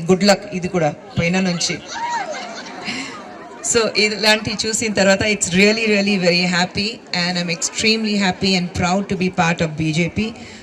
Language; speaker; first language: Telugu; non-native, fluent; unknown